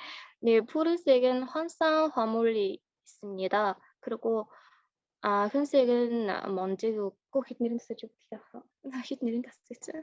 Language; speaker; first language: Korean; non-native, learner; Mongolian